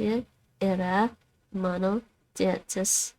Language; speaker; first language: Lithuanian; non-native, learner; Dutch